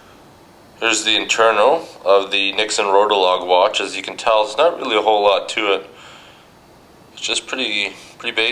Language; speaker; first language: English; native; English